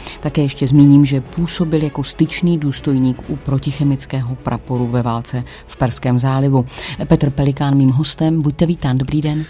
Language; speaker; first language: Czech; native; Czech